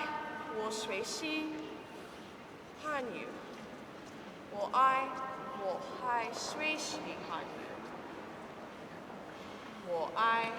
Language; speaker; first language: Chinese; non-native, learner; English